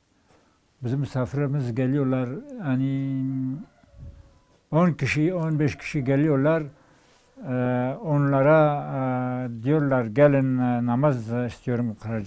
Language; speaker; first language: Turkish; non-native, local second language; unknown